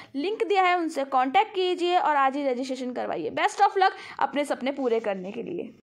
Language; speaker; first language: Hindi; non-native, local second language; Punjabi